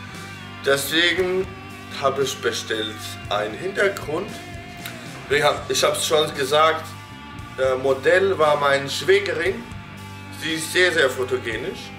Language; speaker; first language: German; non-native, fluent; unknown